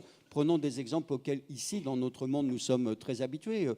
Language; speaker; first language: French; native; French